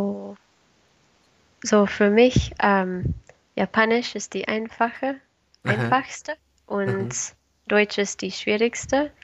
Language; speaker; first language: German; non-native, learner; Spanish